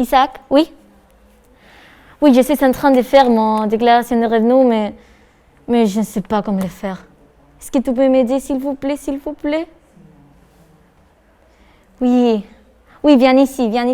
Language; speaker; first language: French; non-native, learner; Spanish